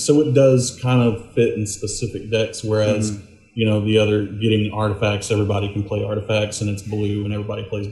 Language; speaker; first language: English; native; English